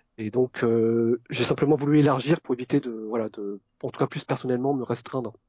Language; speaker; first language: French; early bilingual, other home language; Vietnamese